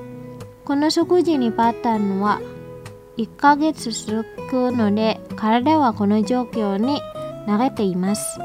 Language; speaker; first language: Japanese; non-native, fluent; Indonesian